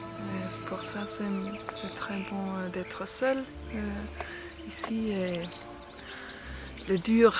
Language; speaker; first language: French; non-native, learner; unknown